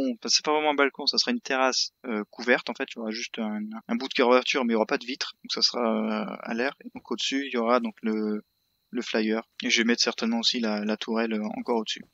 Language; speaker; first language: French; native; French